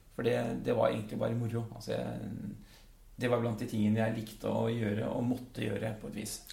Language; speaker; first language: Norwegian; early bilingual, other home language; Dutch